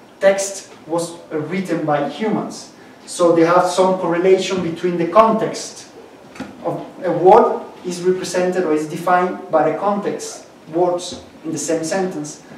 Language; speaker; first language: English; non-native, fluent; Spanish